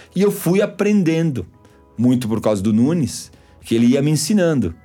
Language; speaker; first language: Portuguese; early bilingual, other home language; Spanish